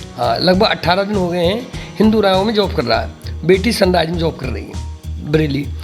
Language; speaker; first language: Hindi; native; Hindi